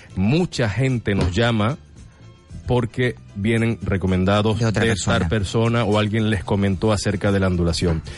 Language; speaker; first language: Spanish; native; Spanish